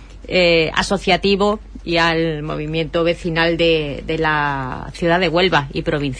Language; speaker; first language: Spanish; native; Spanish